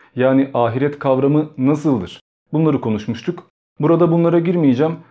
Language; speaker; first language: Turkish; early bilingual, other home language; Albanian